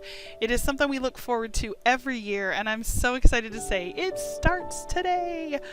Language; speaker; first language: English; native; English